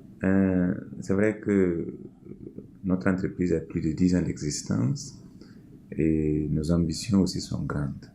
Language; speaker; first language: French; non-native, local second language; Mossi